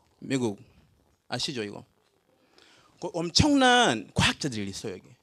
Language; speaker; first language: Korean; non-native, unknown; Swahili